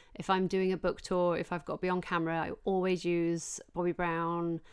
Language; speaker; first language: English; native; English